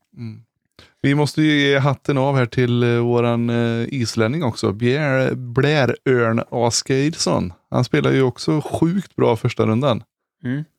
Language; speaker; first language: Swedish; native; Swedish